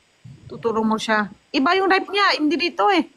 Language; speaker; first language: Filipino; non-native, learner; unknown